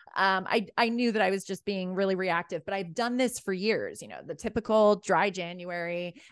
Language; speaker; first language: English; native; English